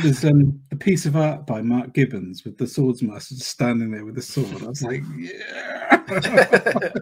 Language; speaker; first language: English; native; English